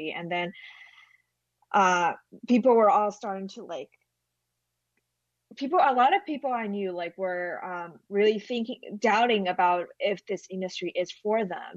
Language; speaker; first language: English; non-native, fluent; Chinese